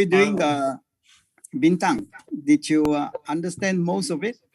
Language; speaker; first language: English; non-native, learner; Indonesian